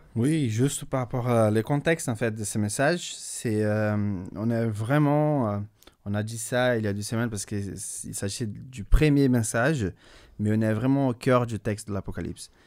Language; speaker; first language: French; non-native, fluent; Portuguese